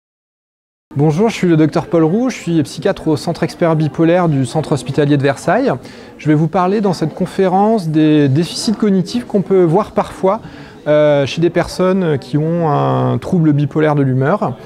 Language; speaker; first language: French; native; French